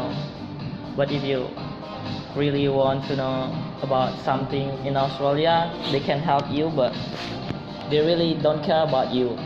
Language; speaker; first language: English; non-native, fluent; Indonesian